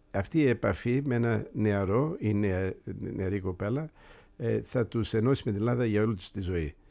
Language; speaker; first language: Greek; early bilingual, heritage; Greek